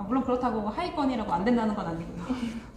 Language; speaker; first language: Korean; native; Korean